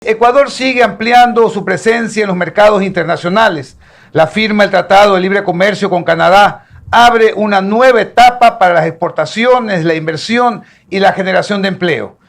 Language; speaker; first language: Spanish; native; Spanish